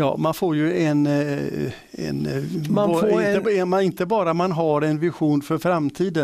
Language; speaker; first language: Swedish; native; Swedish